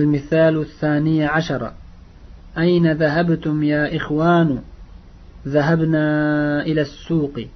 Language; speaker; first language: Arabic; non-native, fluent; Uzbek